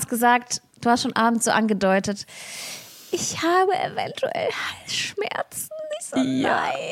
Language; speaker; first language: German; early bilingual, other home language; Russian